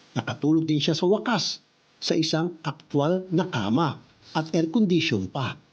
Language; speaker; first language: Filipino; native; Filipino